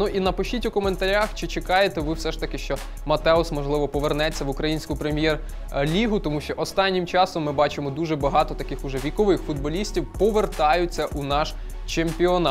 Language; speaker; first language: Ukrainian; native; Ukrainian